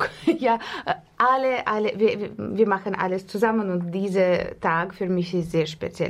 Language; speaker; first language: German; non-native, learner; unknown